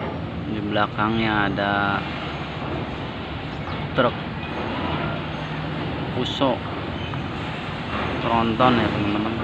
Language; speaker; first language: Indonesian; native; Indonesian